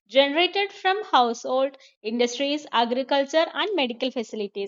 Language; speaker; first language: English; non-native, local second language; Malayalam